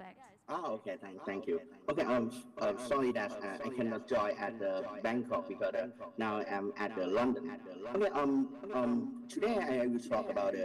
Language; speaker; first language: English; non-native, learner; Thai